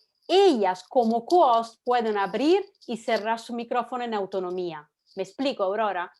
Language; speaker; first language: Spanish; non-native, fluent; Italian